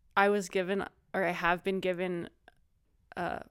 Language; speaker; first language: English; native; English